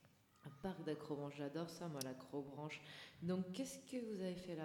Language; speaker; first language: French; native; French